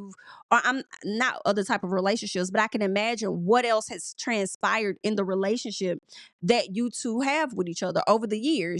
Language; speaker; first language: English; native; English